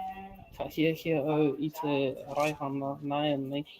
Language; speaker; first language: Māori; non-native, local second language; English